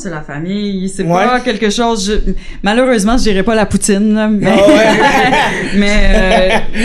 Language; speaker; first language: French; native; French